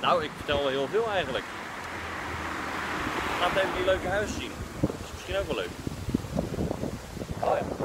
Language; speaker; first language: Dutch; native; Dutch